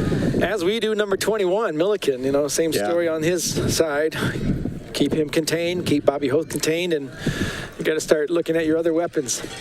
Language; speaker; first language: English; native; English